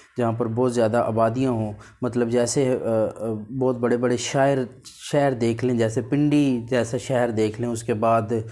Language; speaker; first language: Urdu; native; Urdu